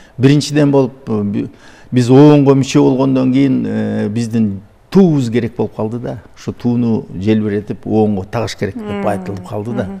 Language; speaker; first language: Kyrgyz; native; Kyrgyz